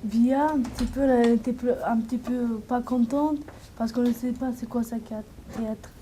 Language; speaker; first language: French; non-native, learner; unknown